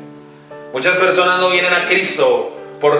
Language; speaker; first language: Spanish; native; Spanish